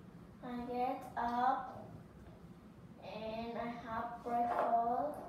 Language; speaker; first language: English; non-native, learner; Vietnamese